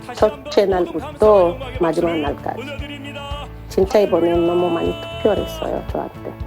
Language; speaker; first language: Korean; non-native, learner; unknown